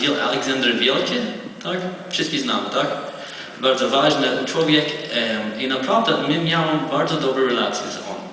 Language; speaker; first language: Polish; non-native, learner; Hebrew